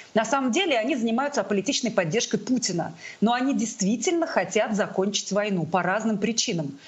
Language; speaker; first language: Russian; non-native, local second language; Tatar